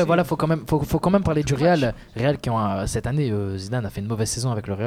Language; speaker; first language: French; native; French